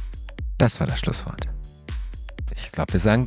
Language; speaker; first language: German; native; German